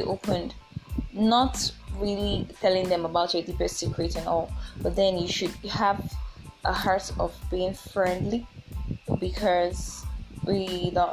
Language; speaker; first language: English; non-native, local second language; Yoruba